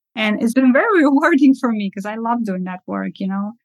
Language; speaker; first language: English; early bilingual, other home language; Russian